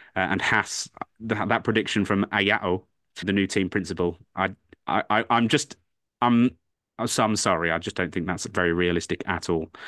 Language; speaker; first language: English; native; English